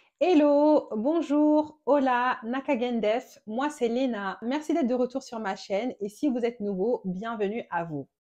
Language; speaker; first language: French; native; French